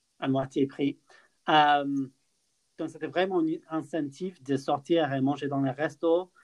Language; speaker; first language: French; non-native, fluent; English